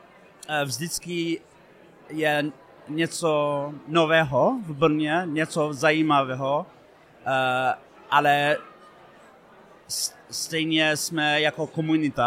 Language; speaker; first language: Czech; non-native, fluent; English